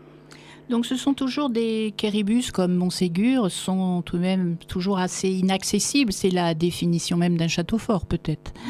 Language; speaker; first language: French; native; French